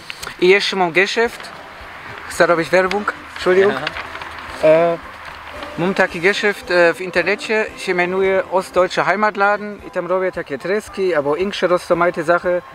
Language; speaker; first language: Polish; early bilingual, heritage; German